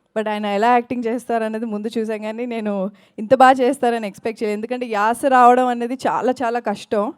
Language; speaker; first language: Telugu; native; Telugu